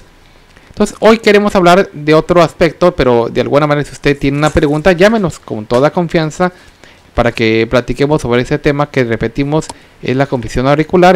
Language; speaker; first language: Spanish; native; Spanish